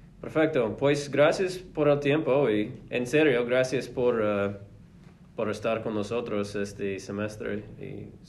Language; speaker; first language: Spanish; non-native, fluent; English